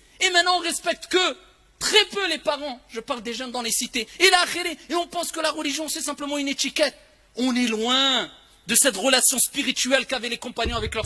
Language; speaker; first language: French; early bilingual, other home language; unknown